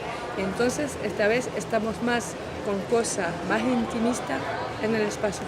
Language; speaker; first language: Spanish; non-native, learner; French